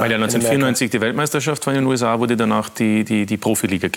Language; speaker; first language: German; native; German